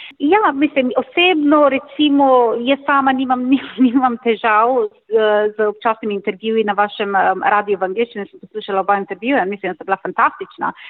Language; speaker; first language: Slovenian; native; Slovenian